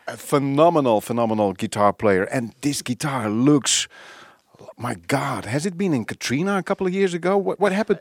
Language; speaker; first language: English; non-native, fluent; Dutch